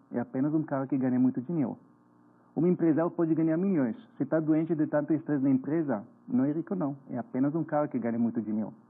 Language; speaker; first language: Portuguese; non-native, fluent; Hebrew